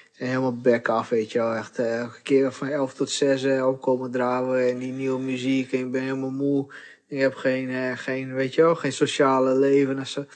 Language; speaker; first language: Dutch; early bilingual, other home language; Portuguese